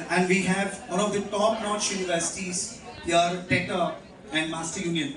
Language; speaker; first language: English; non-native, local second language; Telugu